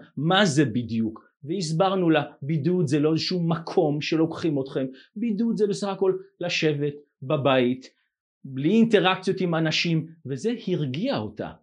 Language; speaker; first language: Hebrew; non-native, fluent; English